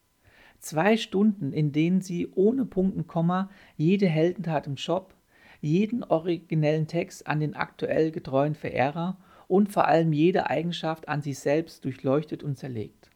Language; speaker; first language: German; native; German